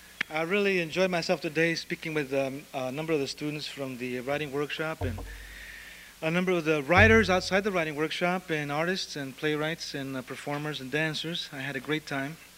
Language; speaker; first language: English; early bilingual, other home language; Spanish